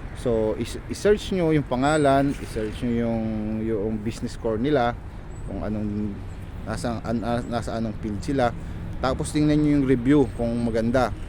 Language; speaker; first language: Filipino; native; Filipino